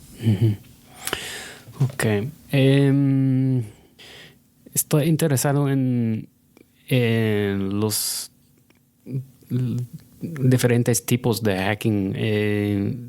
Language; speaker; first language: Spanish; non-native, fluent; English